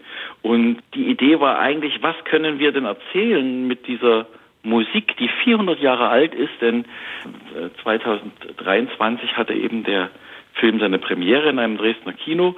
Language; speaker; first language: German; native; German